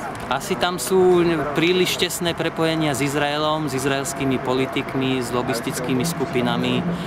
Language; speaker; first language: Slovak; non-native, fluent; Arabic